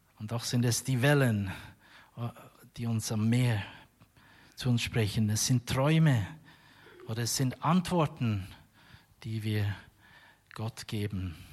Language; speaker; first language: German; native; German